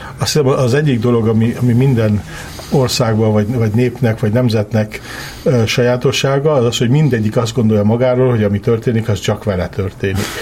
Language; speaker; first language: Hungarian; early bilingual, heritage; Hungarian